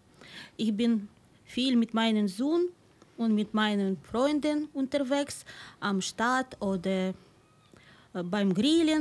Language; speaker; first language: German; non-native, learner; Ukrainian